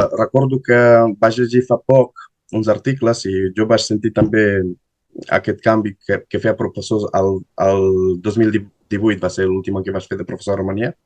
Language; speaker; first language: Catalan; non-native, fluent; Romanian